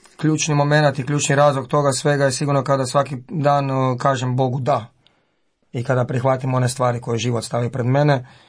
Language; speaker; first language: Croatian; native; Croatian